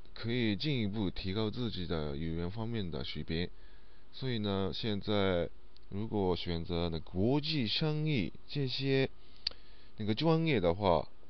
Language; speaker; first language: Chinese; non-native, learner; Japanese